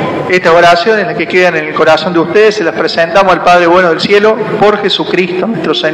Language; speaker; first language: Spanish; native; Spanish